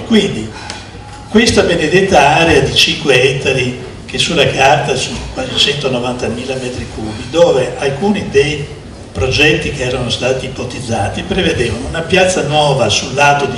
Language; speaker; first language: Italian; native; Italian